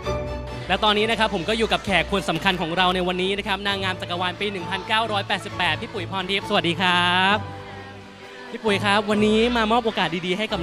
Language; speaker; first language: Thai; native; Thai